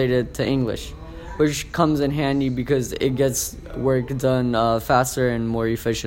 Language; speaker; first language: English; early bilingual, other home language; Polish